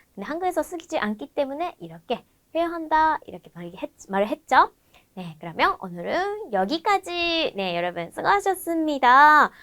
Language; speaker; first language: Korean; non-native, fluent; Japanese